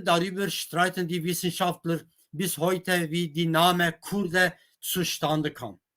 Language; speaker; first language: German; non-native, fluent; Kurdish